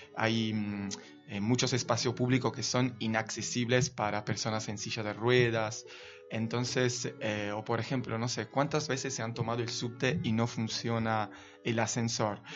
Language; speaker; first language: Spanish; non-native, fluent; Italian